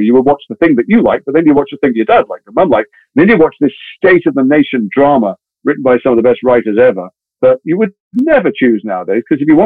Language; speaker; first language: English; native; English